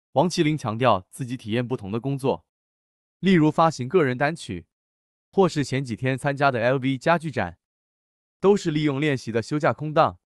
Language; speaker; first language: Chinese; native; Chinese